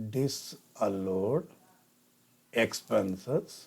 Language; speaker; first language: English; non-native, local second language; Kannada